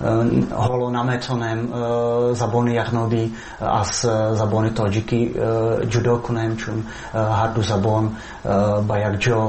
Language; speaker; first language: Tajik; non-native, fluent; Czech